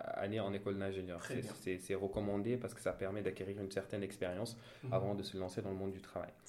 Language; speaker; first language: French; non-native, local second language; Wolof